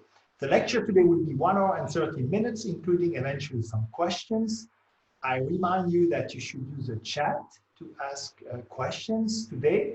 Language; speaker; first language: English; non-native, fluent; French